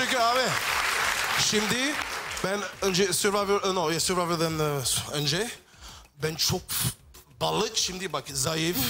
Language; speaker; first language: Turkish; non-native, learner; French